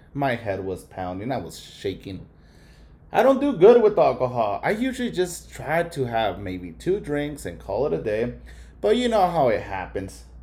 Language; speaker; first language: English; early bilingual, other home language; Spanish